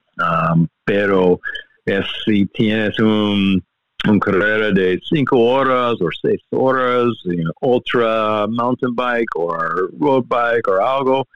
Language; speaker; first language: Spanish; non-native, learner; English